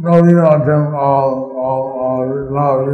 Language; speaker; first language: Spanish; non-native, learner; English